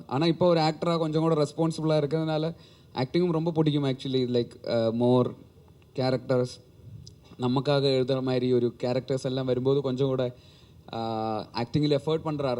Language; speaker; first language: Tamil; non-native, learner; Malayalam